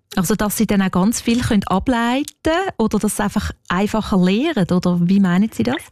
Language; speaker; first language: German; native; German